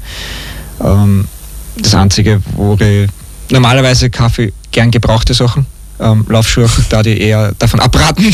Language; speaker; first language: German; native; German